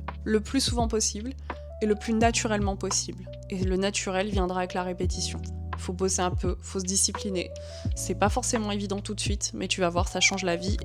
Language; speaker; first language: French; native; French